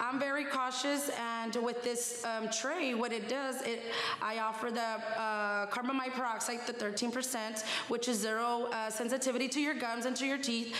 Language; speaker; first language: English; early bilingual, other home language; Spanish